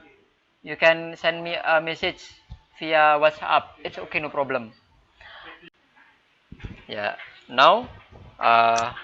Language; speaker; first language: English; non-native, fluent; Indonesian